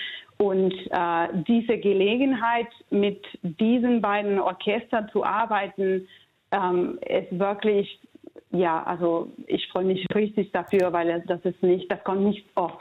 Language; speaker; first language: German; non-native, fluent; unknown